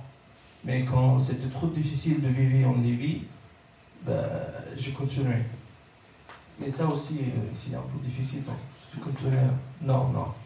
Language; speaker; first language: French; non-native, learner; Arabic